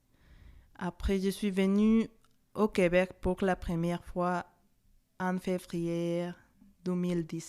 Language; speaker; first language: French; non-native, fluent; Spanish